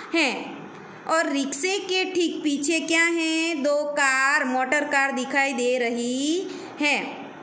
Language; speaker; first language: Hindi; non-native, local second language; Gujarati